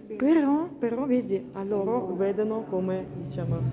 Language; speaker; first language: Italian; non-native, learner; Russian